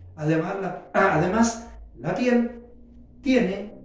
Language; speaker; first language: Spanish; native; Spanish